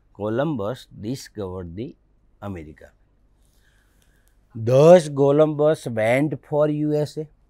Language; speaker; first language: English; non-native, local second language; Gujarati